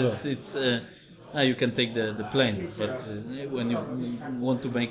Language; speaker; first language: English; non-native, fluent; Polish